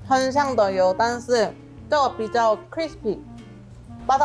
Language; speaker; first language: Chinese; non-native, learner; Korean